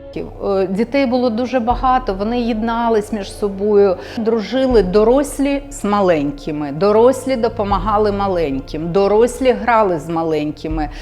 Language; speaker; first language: Ukrainian; native; Ukrainian